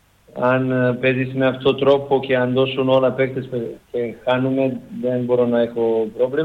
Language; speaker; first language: Greek; non-native, learner; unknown